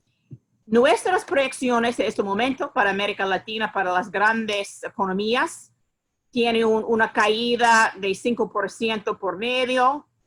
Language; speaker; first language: Spanish; non-native, fluent; English